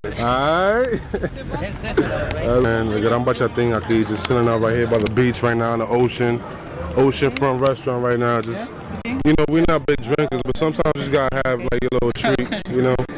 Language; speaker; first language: English; early bilingual, other home language; Spanish